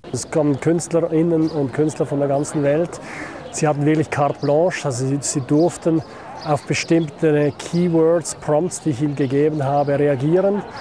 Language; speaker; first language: German; native; German